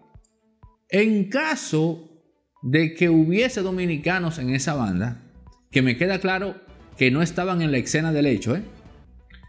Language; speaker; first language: Spanish; native; Spanish